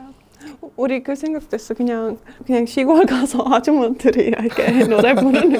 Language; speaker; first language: Korean; non-native, learner; Estonian